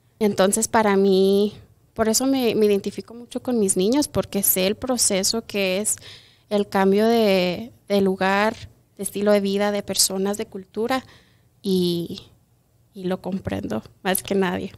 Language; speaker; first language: Spanish; native; Spanish